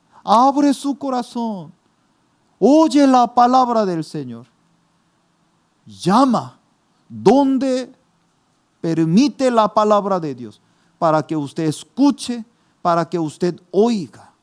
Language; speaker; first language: Spanish; non-native, fluent; Korean